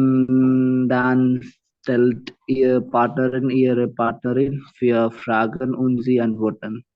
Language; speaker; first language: German; non-native, learner; Malayalam